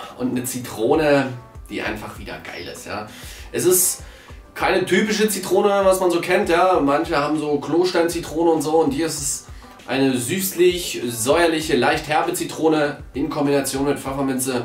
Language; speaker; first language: German; native; German